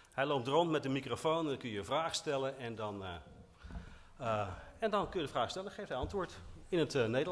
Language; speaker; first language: Dutch; native; Dutch